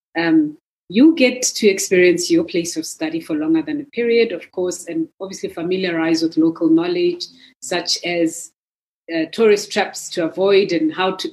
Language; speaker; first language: English; non-native, local second language; Zulu